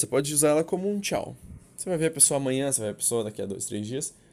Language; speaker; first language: Portuguese; native; Portuguese